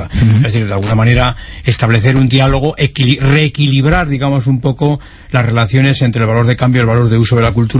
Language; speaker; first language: Spanish; native; Spanish